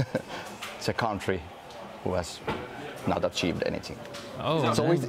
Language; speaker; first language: English; non-native, fluent; Finnish